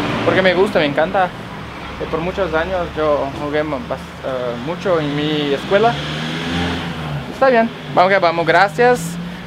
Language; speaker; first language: Spanish; non-native, learner; Portuguese